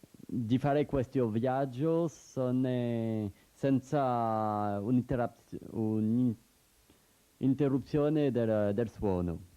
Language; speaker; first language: Italian; non-native, learner; French